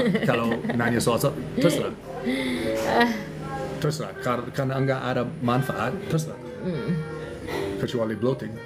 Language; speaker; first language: Indonesian; non-native, learner; English